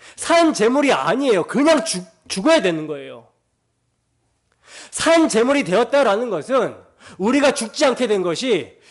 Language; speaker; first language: Korean; native; Korean